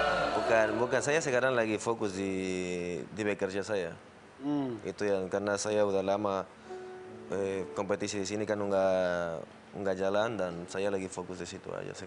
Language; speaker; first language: Indonesian; non-native, learner; Spanish